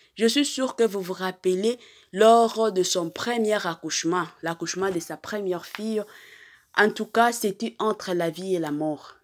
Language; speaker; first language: French; non-native, local second language; Lingala